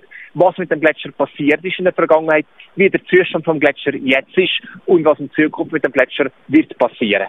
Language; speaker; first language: German; native; German